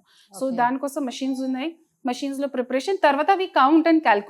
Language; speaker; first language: Telugu; non-native, fluent; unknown